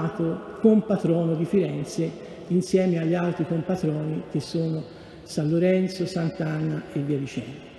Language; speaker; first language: Italian; native; Italian